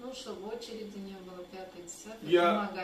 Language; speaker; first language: Russian; native; Russian